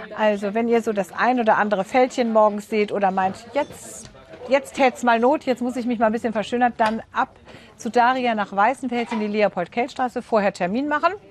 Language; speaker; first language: German; native; German